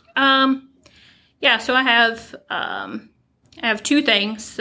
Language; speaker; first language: English; native; English